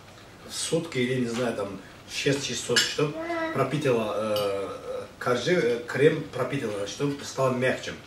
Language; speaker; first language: Russian; non-native, fluent; Azerbaijani